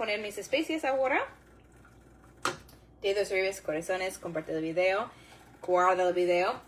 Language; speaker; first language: Spanish; non-native, learner; English